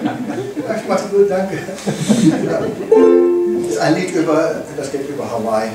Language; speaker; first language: German; non-native, learner; English